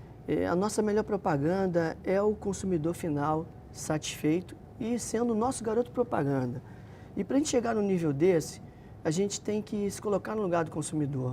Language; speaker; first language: Portuguese; native; Portuguese